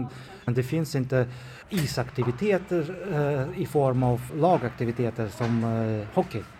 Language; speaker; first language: Swedish; non-native, fluent; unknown